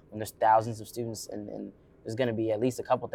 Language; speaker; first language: English; native; English